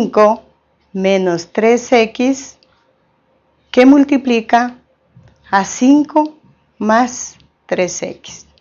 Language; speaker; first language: Spanish; native; Spanish